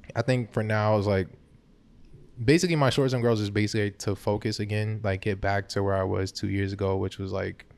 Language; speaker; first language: English; early bilingual, other home language; Haitian Creole